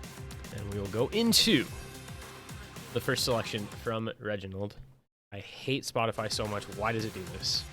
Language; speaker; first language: English; native; English